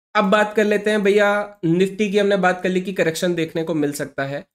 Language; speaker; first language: Hindi; native; Hindi